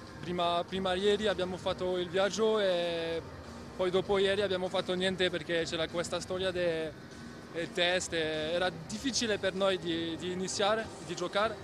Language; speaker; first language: Italian; non-native, learner; French